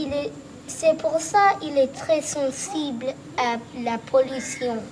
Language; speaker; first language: French; non-native, learner; English